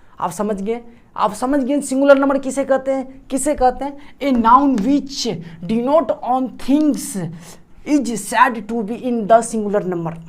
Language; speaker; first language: Hindi; native; Hindi